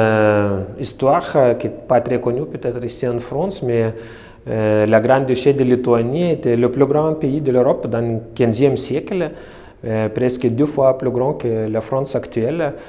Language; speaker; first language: French; non-native, fluent; Lithuanian